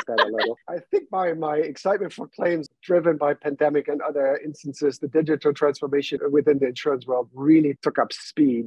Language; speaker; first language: English; non-native, fluent; German